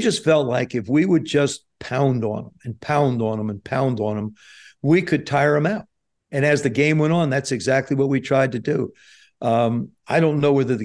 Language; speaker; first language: English; native; English